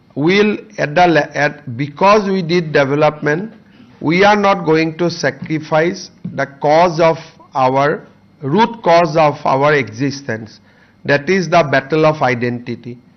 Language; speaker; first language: English; non-native, local second language; Assamese